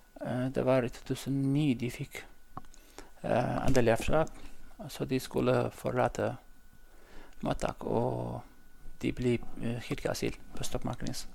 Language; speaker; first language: Norwegian; non-native, learner; Central Kurdish